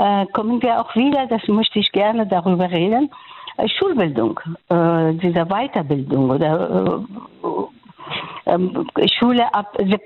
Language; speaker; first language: German; non-native, fluent; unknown